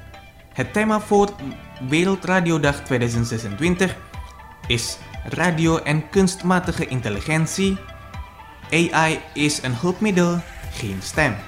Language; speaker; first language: Dutch; non-native, fluent; Indonesian